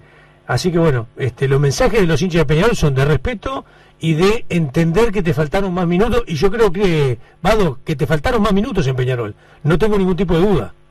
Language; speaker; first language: Spanish; native; Spanish